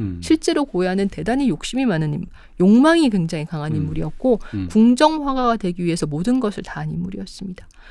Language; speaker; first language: Korean; native; Korean